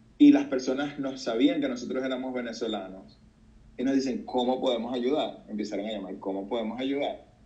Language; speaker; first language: Spanish; native; Spanish